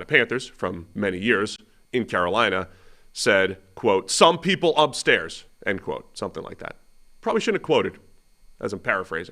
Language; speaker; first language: English; native; English